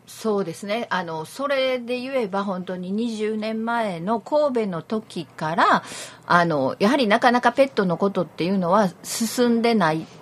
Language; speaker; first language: Japanese; native; Japanese